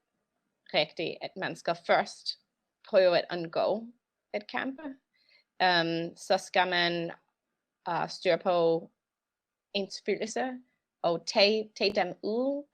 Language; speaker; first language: Danish; non-native, learner; English